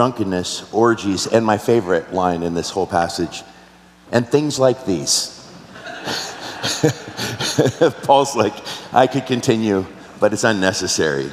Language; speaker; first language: English; native; English